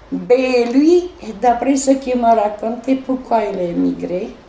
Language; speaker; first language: French; non-native, fluent; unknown